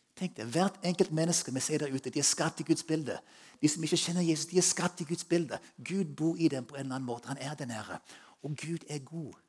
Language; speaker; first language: Norwegian; non-native, fluent; English